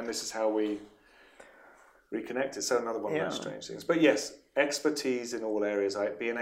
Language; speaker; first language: English; native; English